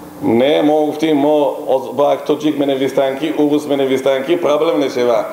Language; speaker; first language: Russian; non-native, local second language; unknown